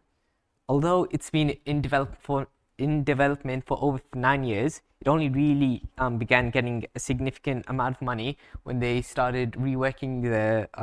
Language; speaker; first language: English; native; English